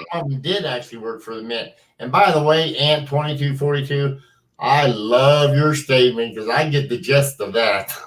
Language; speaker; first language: English; native; English